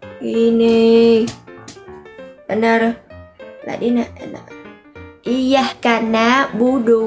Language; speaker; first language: Indonesian; non-native, learner; Vietnamese